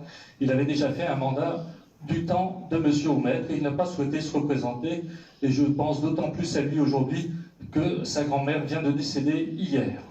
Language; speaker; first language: French; native; French